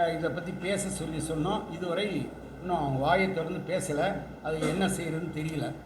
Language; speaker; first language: Tamil; non-native, local second language; Telugu